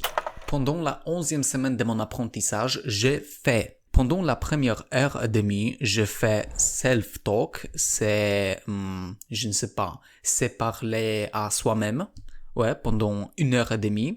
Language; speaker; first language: French; non-native, learner; Polish